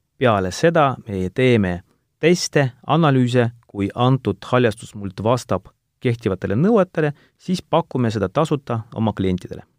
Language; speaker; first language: Estonian; non-native, local second language; Russian